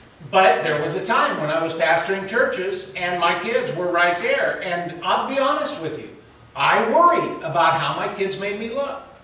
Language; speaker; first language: English; native; English